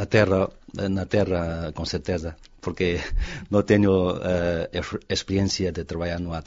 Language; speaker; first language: Portuguese; non-native, fluent; Chinese